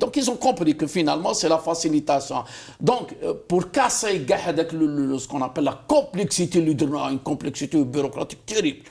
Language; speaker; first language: French; non-native, local second language; Arabic